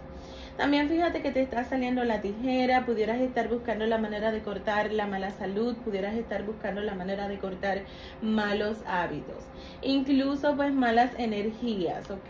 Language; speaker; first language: Spanish; native; Spanish